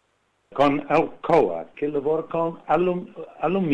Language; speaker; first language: Italian; non-native, learner; English